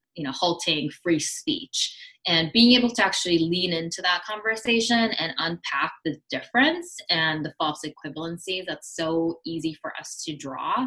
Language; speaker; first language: English; early bilingual, other home language; Korean